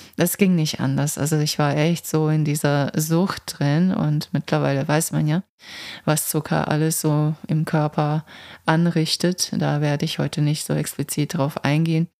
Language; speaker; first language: German; non-native, fluent; Croatian